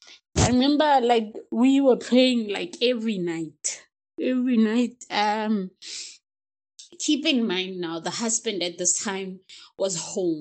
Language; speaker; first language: English; non-native, local second language; Tswana